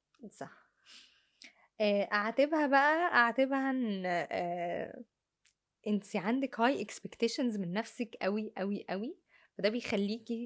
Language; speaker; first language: Arabic; native; Arabic